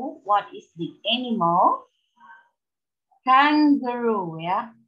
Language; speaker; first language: English; non-native, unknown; Indonesian